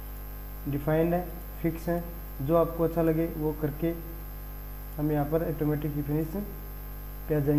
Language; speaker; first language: Hindi; native; Hindi